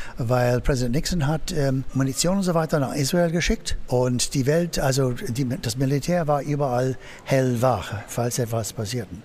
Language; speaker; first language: German; non-native, fluent; English